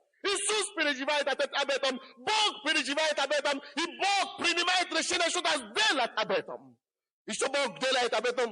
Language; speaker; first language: Russian; non-native, fluent; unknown